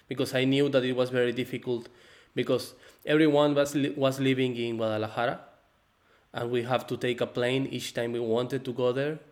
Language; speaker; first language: English; non-native, fluent; Spanish